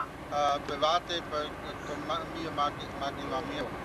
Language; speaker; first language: Italian; non-native, learner; German